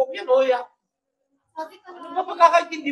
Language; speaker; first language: Filipino; native; Filipino